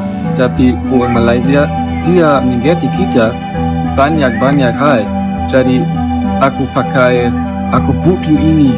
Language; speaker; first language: Indonesian; non-native, learner; German